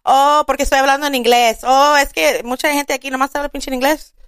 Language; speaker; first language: Spanish; early bilingual, other home language; English